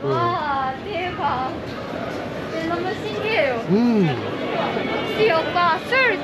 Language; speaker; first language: Korean; non-native, learner; Japanese